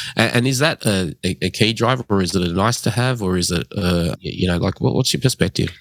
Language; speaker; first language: English; early bilingual, other home language; Hindi